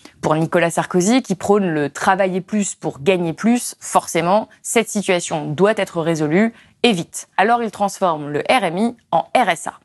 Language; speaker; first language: French; native; French